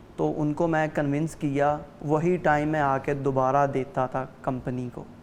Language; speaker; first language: Urdu; non-native, local second language; Punjabi